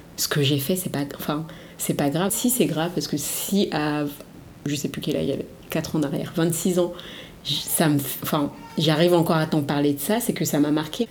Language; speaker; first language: French; early bilingual, other home language; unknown